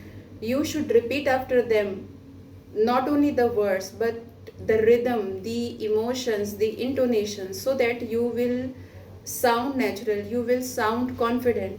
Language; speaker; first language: English; non-native, local second language; Hindi